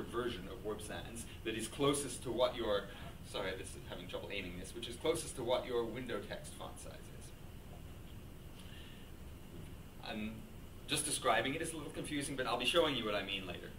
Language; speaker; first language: English; native; English